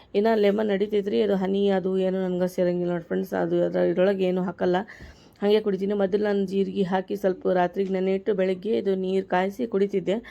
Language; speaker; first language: Kannada; native; Kannada